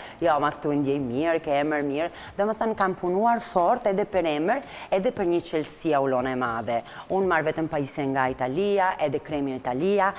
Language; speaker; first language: Albanian; non-native, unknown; Italian